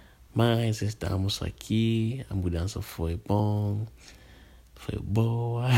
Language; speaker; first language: Portuguese; non-native, fluent; English